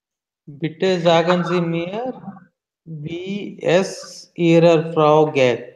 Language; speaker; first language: German; non-native, learner; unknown